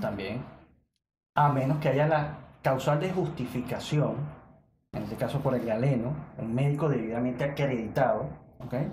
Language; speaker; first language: Spanish; native; Spanish